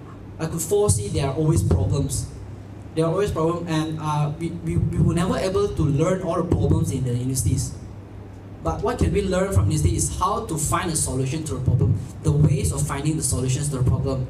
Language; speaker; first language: English; non-native, local second language; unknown